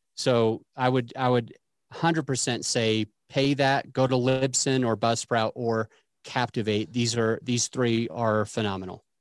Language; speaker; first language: English; native; English